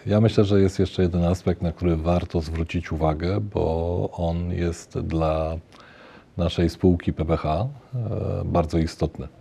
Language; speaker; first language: Polish; native; Polish